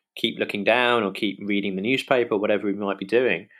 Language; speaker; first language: English; native; English